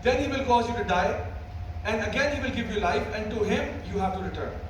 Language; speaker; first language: English; non-native, local second language; Urdu